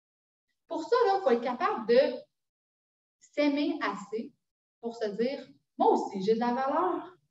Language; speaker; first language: French; native; French